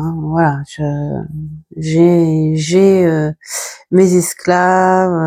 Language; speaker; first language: French; native; French